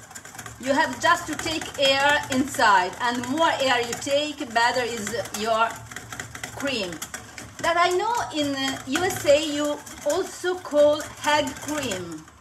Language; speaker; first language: English; non-native, fluent; Italian